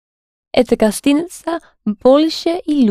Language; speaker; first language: Russian; non-native, learner; English